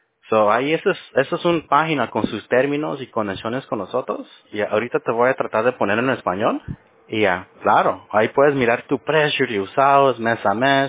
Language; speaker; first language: Spanish; early bilingual, heritage; Spanish